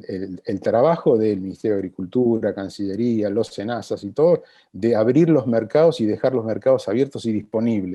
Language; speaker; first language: Spanish; native; Spanish